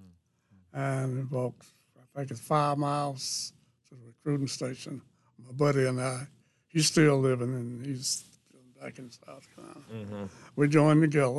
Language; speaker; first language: English; native; English